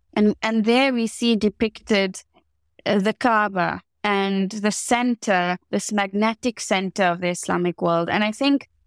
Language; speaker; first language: English; native; English